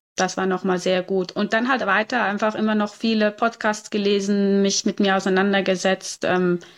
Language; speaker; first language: German; native; German